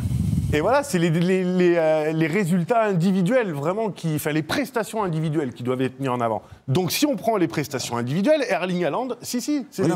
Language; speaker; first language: French; native; French